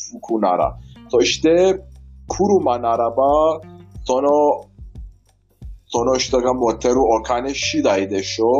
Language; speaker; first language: Japanese; non-native, learner; Persian